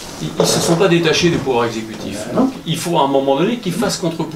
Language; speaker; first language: French; native; French